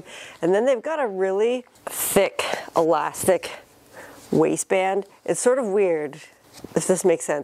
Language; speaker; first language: English; native; English